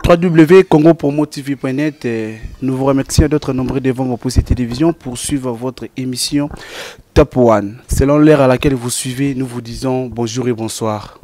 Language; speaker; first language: French; non-native, local second language; Lingala